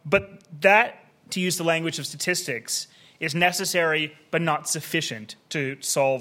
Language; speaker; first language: English; native; English